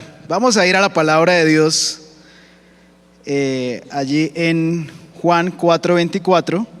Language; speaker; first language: Spanish; native; Spanish